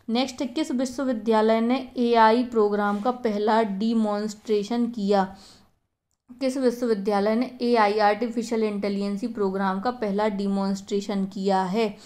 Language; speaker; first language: Hindi; native; Hindi